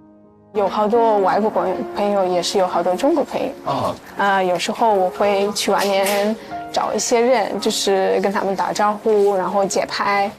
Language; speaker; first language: Chinese; non-native, fluent; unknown